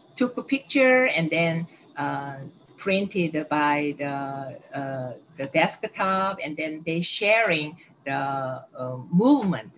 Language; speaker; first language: English; non-native, learner; Korean